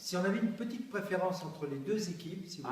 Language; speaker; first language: French; native; French